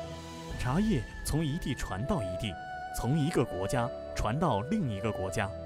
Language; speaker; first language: Chinese; native; Chinese